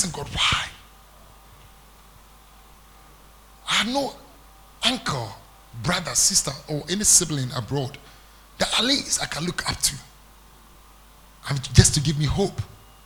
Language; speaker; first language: English; non-native, local second language; Akan